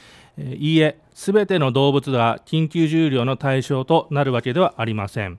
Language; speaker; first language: Japanese; native; Japanese